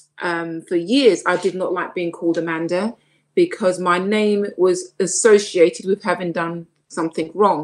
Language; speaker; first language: English; native; English